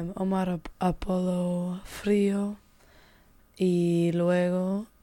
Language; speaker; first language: Spanish; non-native, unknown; English